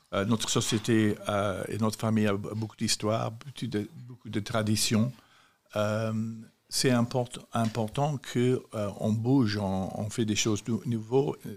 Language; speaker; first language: French; non-native, fluent; English